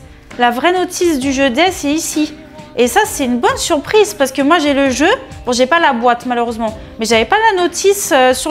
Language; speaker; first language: French; native; French